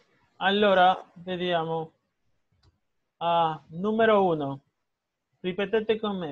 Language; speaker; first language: Italian; non-native, fluent; Spanish